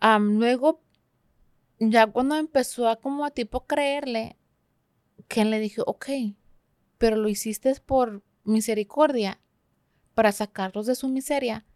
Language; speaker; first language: Spanish; early bilingual, heritage; Spanish